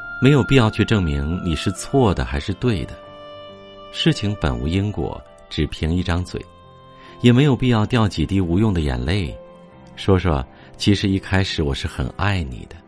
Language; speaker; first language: Chinese; native; Chinese